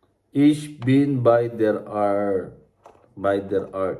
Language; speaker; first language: German; non-native, learner; Filipino